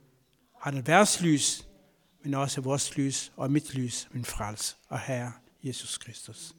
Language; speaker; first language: Danish; non-native, fluent; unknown